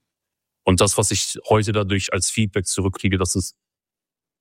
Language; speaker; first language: German; early bilingual, other home language; Kurdish